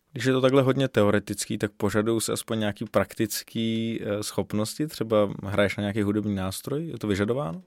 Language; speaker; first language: Czech; native; Czech